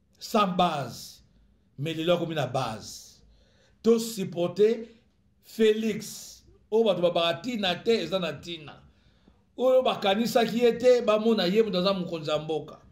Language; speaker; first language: Lingala; native; Lingala